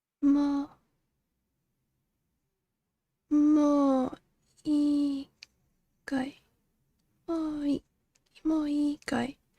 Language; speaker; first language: Japanese; non-native, learner; English